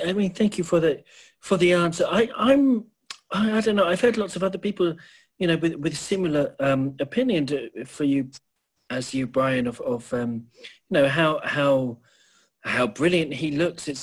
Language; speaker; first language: English; native; English